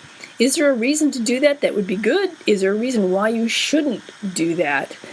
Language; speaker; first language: English; native; English